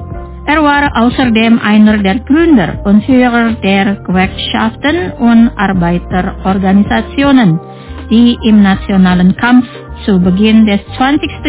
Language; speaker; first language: German; non-native, fluent; Indonesian